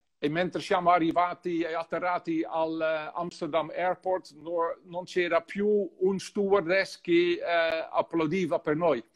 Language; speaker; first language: Italian; non-native, fluent; Dutch